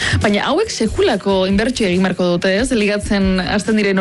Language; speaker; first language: Basque; native; Basque